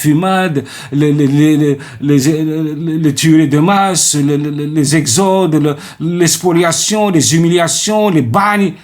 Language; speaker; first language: French; non-native, local second language; Arabic